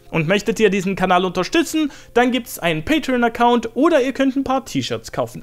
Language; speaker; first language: German; non-native, fluent; Swedish